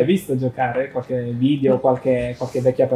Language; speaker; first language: Italian; native; Italian